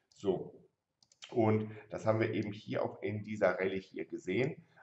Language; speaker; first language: German; native; German